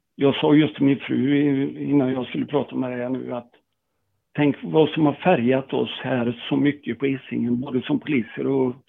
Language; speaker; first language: Swedish; native; Swedish